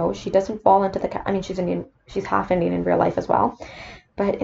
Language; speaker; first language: English; non-native, local second language; Sinhala